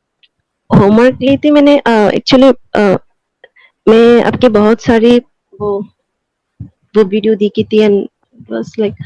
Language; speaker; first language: Hindi; non-native, local second language; Bangla